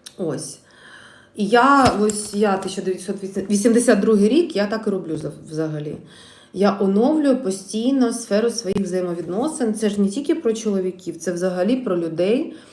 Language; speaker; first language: Ukrainian; non-native, local second language; Russian